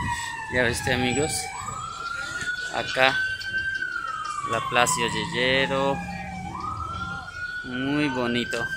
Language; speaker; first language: Spanish; non-native, learner; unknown